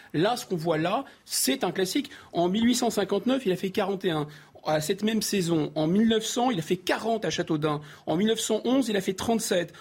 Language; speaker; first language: French; native; French